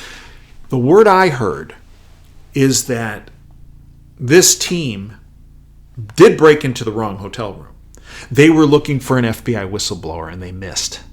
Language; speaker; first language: English; native; English